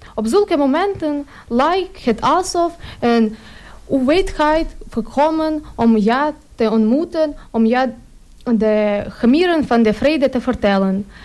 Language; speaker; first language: Dutch; non-native, learner; Ukrainian